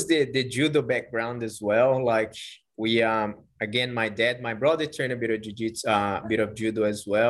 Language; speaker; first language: English; non-native, fluent; Portuguese